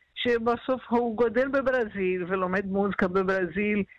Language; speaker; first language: Hebrew; non-native, fluent; Portuguese